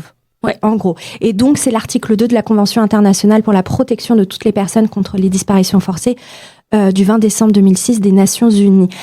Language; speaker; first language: French; native; French